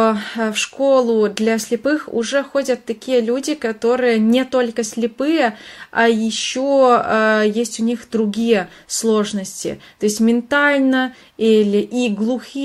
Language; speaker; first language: Russian; non-native, fluent; Hungarian